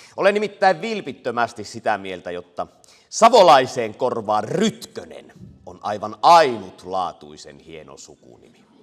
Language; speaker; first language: Finnish; native; Finnish